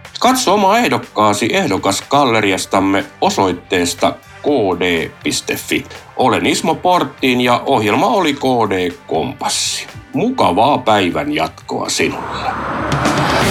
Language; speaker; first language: Finnish; native; Finnish